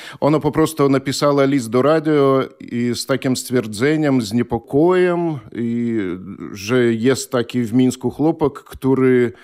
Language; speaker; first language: Polish; non-native, fluent; Belarusian